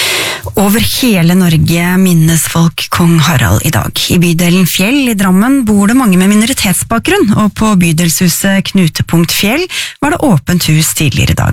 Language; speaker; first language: Norwegian; native; Norwegian